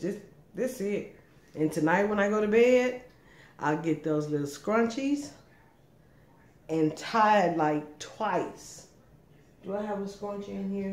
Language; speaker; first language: English; native; English